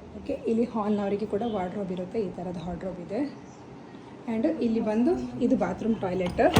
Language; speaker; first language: Kannada; non-native, local second language; Tulu